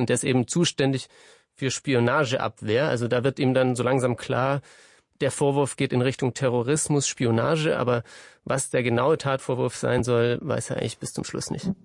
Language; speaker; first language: German; native; German